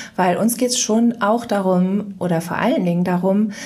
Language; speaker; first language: German; native; German